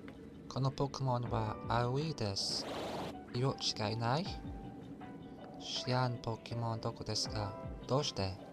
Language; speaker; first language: Japanese; non-native, learner; English